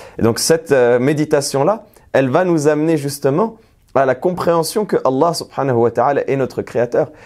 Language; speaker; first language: French; native; French